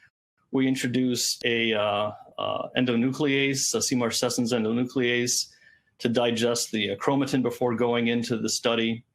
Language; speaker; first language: English; native; English